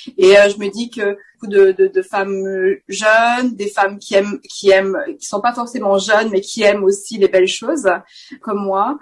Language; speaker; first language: French; native; French